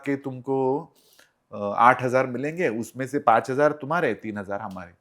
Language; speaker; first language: Hindi; non-native, local second language; Marathi